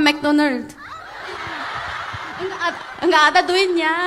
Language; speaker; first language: Indonesian; non-native, fluent; Korean